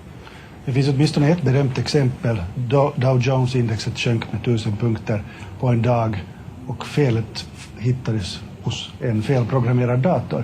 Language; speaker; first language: Swedish; native; Swedish